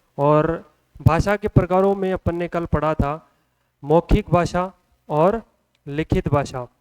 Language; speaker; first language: Hindi; native; Hindi